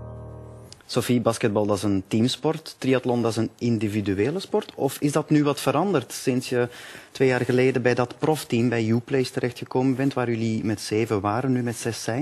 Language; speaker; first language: Dutch; native; Dutch